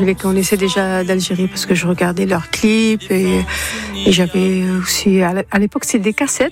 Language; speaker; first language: French; non-native, local second language; Arabic